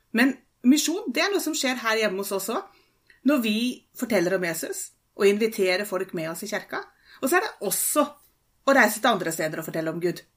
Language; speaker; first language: Norwegian; native; Norwegian